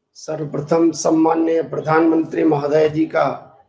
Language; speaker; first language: Hindi; native; Hindi